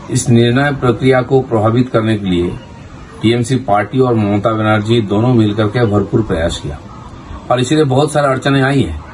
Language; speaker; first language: Hindi; non-native, local second language; Bangla